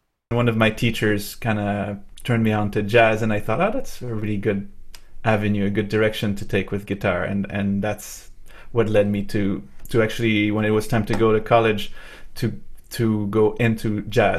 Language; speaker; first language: English; non-native, fluent; French